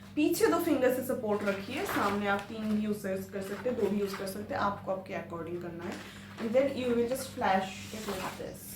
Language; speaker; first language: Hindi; non-native, local second language; Bangla